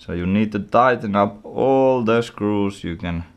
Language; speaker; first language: English; non-native, fluent; Finnish